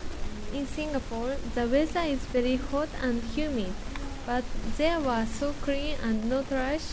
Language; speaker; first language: English; non-native, learner; Japanese